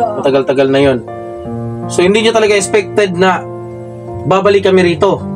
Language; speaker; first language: Filipino; non-native, local second language; Waray